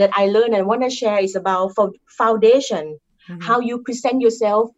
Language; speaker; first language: English; non-native, fluent; Thai